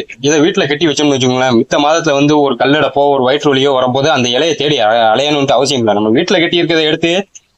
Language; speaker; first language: Tamil; native; Tamil